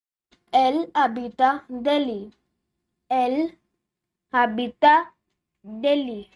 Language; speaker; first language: French; non-native, learner; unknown